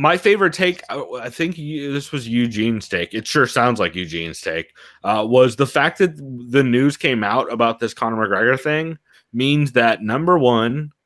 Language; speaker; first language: English; native; English